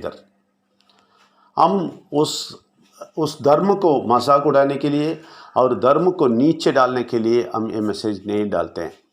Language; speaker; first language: Hindi; non-native, local second language; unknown